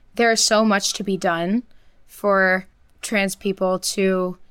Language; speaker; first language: English; early bilingual, other home language; Portuguese